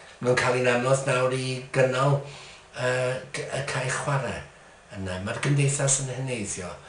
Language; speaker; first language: Welsh; native; Welsh